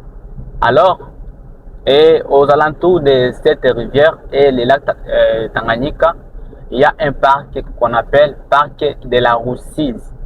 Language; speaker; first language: French; non-native, local second language; Rundi